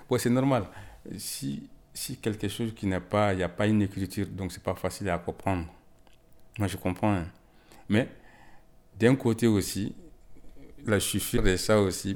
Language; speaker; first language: French; non-native, local second language; Bambara